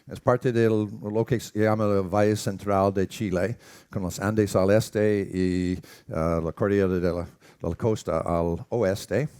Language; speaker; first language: Spanish; non-native, learner; English